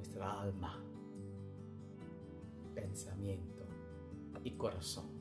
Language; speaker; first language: Spanish; non-native, learner; English